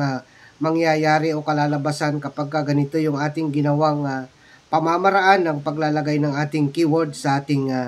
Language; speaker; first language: Filipino; native; Filipino